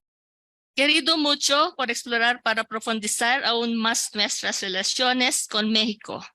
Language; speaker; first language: Spanish; non-native, local second language; Filipino